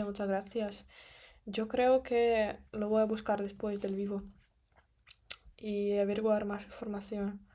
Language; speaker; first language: Spanish; non-native, fluent; Russian